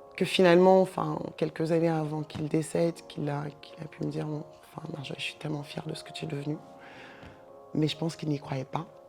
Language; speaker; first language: French; native; French